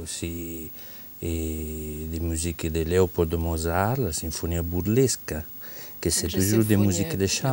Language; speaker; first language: French; non-native, fluent; Italian